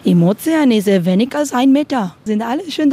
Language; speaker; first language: German; non-native, learner; Spanish